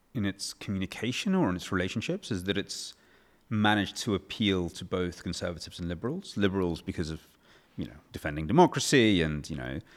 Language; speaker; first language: English; native; English